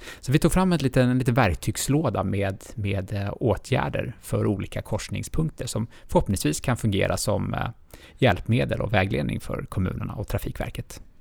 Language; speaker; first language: Swedish; native; Swedish